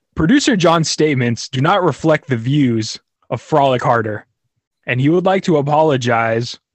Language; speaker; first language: English; native; English